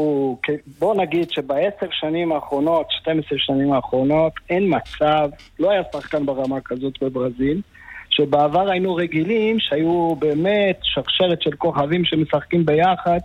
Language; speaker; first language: Hebrew; non-native, fluent; Portuguese